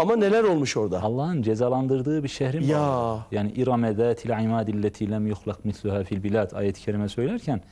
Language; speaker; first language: Turkish; native; Turkish